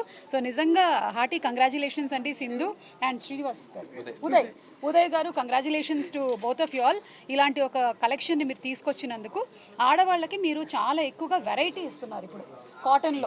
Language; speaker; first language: Telugu; native; Telugu